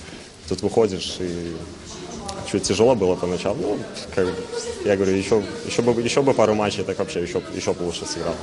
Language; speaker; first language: Russian; native; Russian